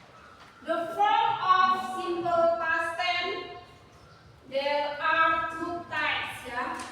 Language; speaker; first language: English; non-native, learner; Indonesian